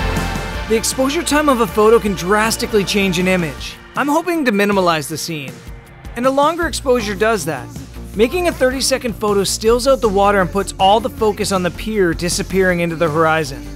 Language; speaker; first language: English; native; English